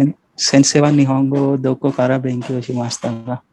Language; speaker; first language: Japanese; non-native, learner; Hindi